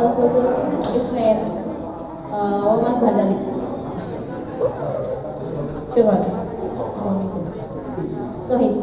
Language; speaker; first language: Arabic; non-native, learner; Indonesian